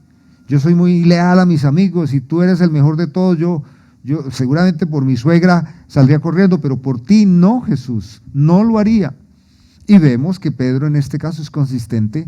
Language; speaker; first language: Spanish; native; Spanish